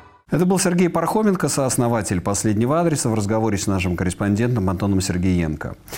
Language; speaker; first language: Russian; native; Russian